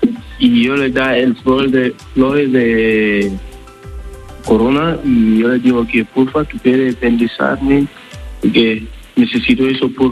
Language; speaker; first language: Spanish; non-native, learner; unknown